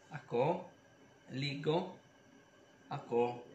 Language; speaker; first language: Cebuano; non-native, learner; Maltese